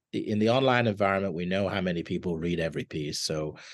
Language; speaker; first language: English; native; English